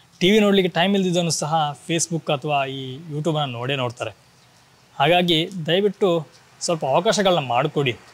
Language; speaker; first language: Kannada; non-native, local second language; Tulu